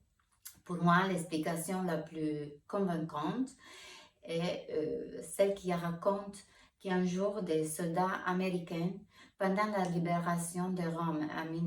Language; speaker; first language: French; non-native, fluent; Italian